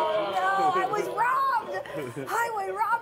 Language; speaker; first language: English; native; English